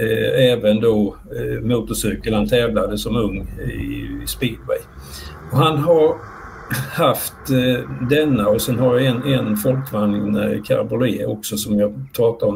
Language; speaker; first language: Swedish; native; Swedish